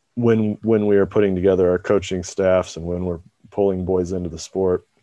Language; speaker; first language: English; native; English